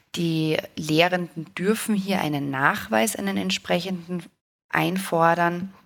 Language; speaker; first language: German; native; German